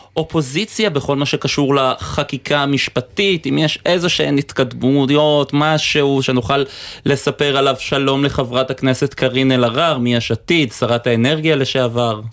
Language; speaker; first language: Hebrew; native; Hebrew